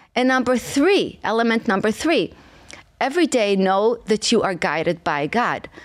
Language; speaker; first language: English; non-native, fluent; Hebrew